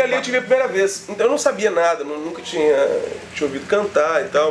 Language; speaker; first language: Portuguese; native; Portuguese